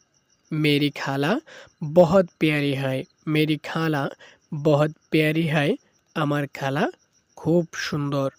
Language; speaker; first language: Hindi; non-native, learner; Bangla